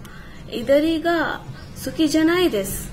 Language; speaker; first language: Japanese; non-native, learner; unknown